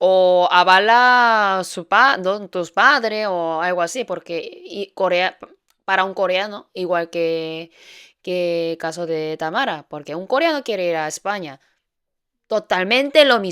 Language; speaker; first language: Spanish; non-native, fluent; Korean